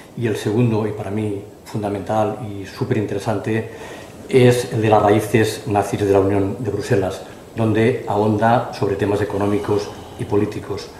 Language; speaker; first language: Spanish; native; Spanish